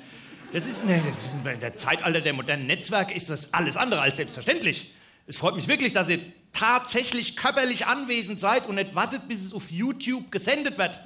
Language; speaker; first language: German; native; German